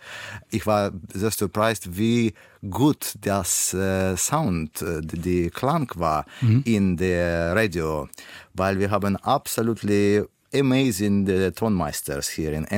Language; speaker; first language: German; non-native, learner; Russian